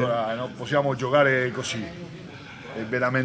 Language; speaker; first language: Italian; non-native, learner; Spanish